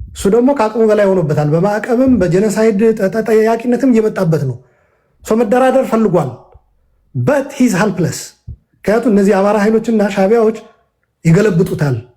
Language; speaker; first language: Amharic; non-native, local second language; Tigrinya